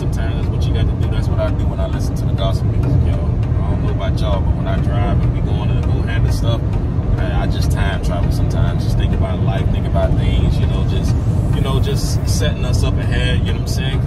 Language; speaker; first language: English; native; English